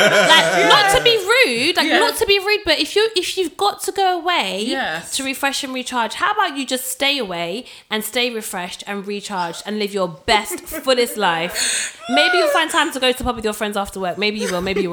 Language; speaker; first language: English; native; English